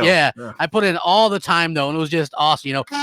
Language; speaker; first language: English; native; English